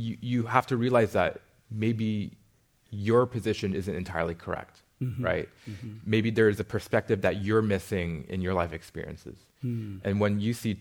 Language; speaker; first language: English; native; English